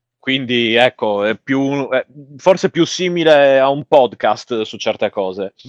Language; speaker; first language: Italian; native; Italian